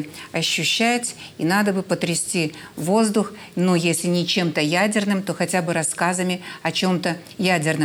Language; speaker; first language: Russian; native; Russian